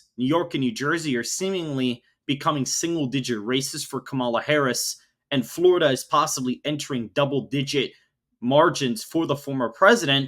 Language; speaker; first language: English; native; English